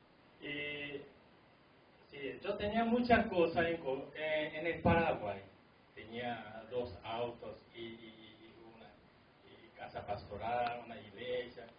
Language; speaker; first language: Spanish; non-native, fluent; Korean